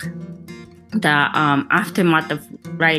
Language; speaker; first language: English; non-native, local second language; Filipino